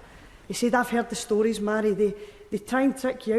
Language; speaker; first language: English; native; English